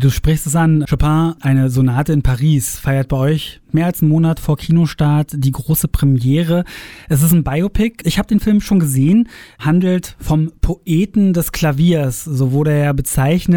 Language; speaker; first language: German; native; German